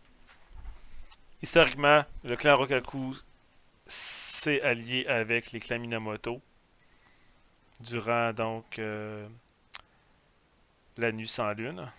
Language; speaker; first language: French; native; French